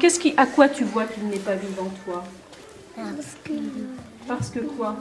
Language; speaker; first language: French; native; French